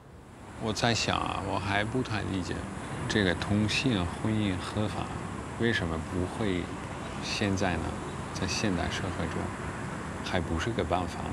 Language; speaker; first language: Chinese; non-native, fluent; Dutch